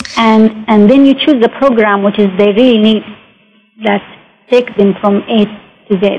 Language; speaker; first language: English; non-native, fluent; Arabic